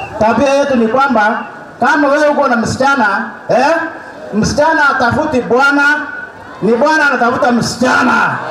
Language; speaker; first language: Swahili; non-native, local second language; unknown